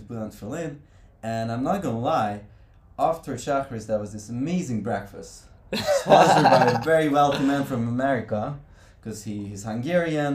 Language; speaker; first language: English; non-native, fluent; Hungarian